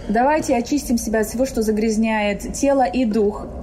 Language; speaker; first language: Russian; native; Russian